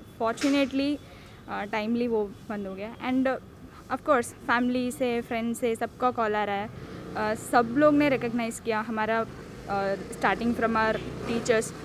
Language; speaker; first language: Hindi; non-native, local second language; Telugu